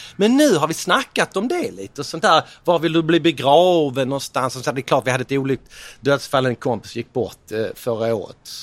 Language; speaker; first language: Swedish; native; Swedish